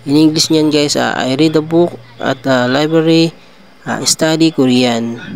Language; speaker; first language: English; non-native, local second language; Filipino